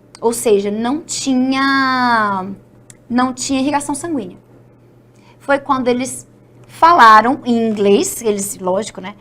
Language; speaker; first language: Portuguese; native; Portuguese